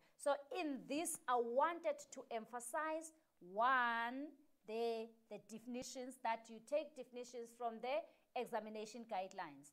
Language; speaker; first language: English; non-native, local second language; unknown